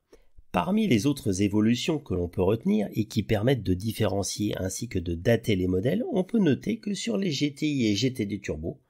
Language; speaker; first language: French; native; French